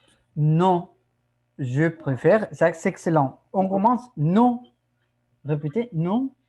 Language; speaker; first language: French; non-native, fluent; Spanish